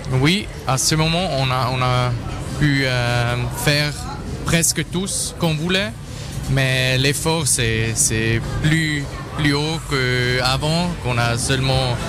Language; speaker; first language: French; non-native, local second language; German